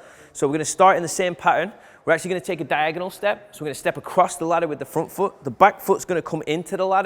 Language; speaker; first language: English; native; English